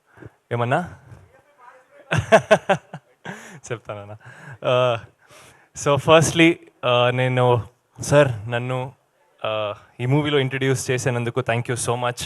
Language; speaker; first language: Telugu; non-native, learner; Kannada